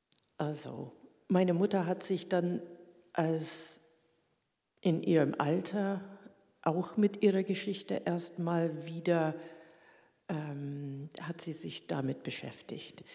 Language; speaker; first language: German; early bilingual, heritage; German